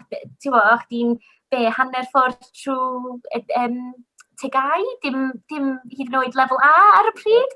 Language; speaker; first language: Welsh; non-native, local second language; English